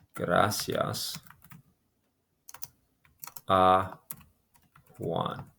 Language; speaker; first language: Spanish; non-native, fluent; English